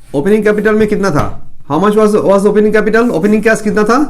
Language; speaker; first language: Hindi; non-native, local second language; Bangla